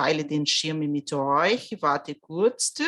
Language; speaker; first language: German; non-native, fluent; Portuguese